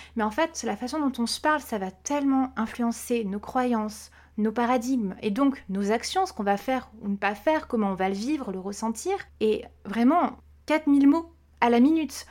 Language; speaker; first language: French; native; French